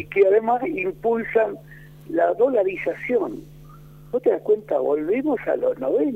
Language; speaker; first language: Spanish; native; Spanish